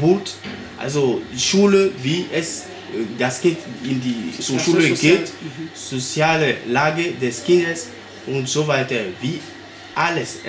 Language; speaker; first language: German; non-native, fluent; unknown